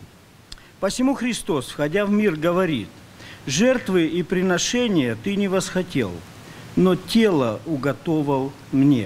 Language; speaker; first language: Russian; native; Russian